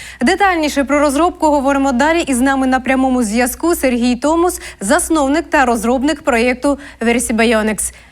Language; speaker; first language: Ukrainian; native; Ukrainian